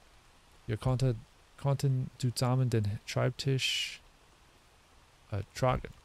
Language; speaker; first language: German; non-native, learner; English